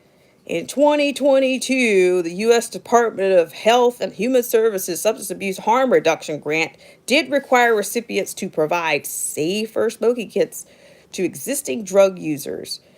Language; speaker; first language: English; native; English